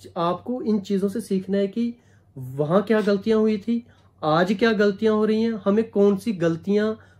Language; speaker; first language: Hindi; non-native, local second language; Punjabi